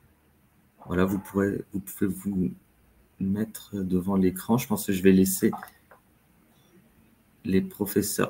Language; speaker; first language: French; native; French